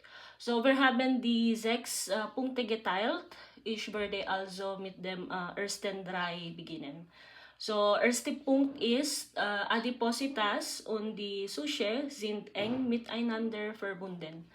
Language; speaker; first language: German; non-native, learner; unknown